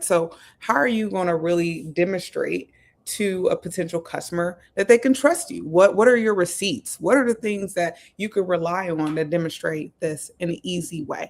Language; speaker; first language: English; native; English